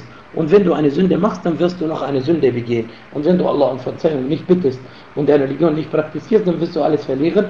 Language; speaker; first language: German; non-native, fluent; Arabic